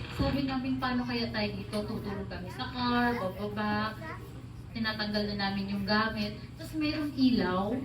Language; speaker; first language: Filipino; non-native, local second language; Cebuano